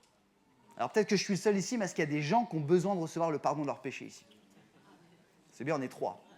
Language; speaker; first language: French; native; French